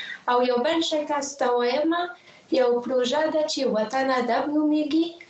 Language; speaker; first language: Pashto; non-native, fluent; French